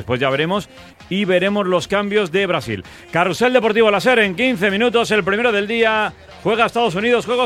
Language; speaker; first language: Spanish; native; Spanish